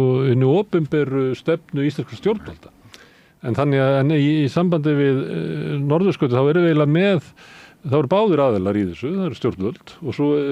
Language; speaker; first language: Icelandic; native; Icelandic